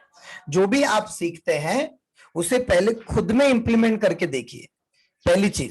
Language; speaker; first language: Hindi; native; Hindi